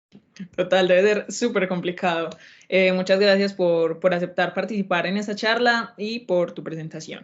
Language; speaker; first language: Spanish; native; Spanish